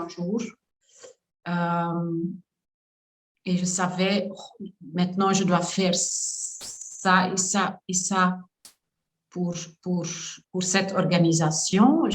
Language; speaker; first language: French; non-native, learner; Dutch